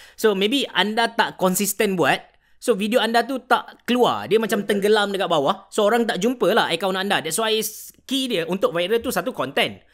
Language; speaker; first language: Malay; native; Malay